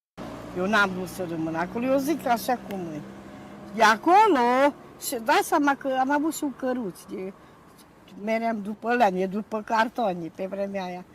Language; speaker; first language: Romanian; non-native, local second language; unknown